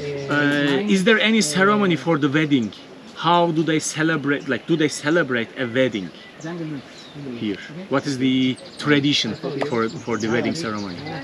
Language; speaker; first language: English; non-native, fluent; Turkish